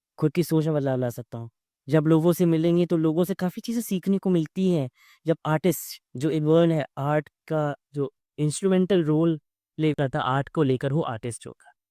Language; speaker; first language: Hindi; native; Hindi